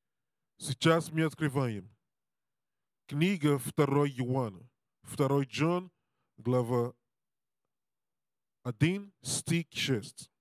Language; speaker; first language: Russian; non-native, learner; Portuguese